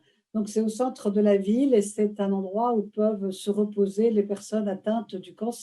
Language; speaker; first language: French; native; French